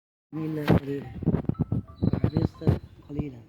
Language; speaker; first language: Arabic; non-native, learner; Urdu